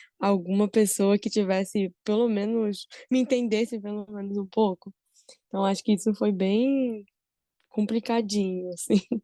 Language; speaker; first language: Portuguese; early bilingual, heritage; Portuguese